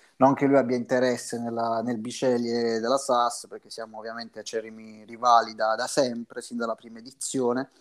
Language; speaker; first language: Italian; native; Italian